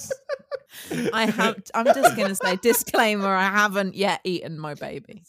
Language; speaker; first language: English; early bilingual, other home language; Italian